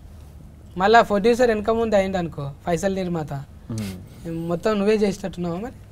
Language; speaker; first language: Telugu; native; Telugu